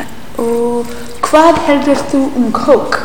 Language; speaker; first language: Icelandic; non-native, learner; English